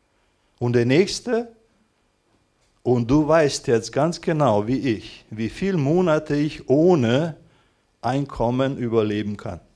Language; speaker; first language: German; non-native, fluent; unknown